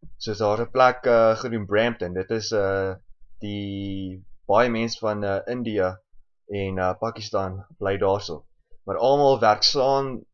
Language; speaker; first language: Afrikaans; early bilingual, heritage; Afrikaans